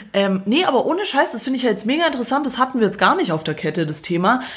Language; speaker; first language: German; non-native, fluent; Croatian